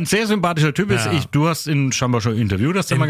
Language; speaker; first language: German; native; German